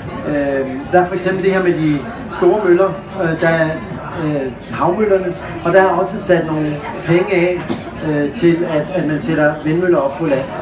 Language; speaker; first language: Danish; native; Danish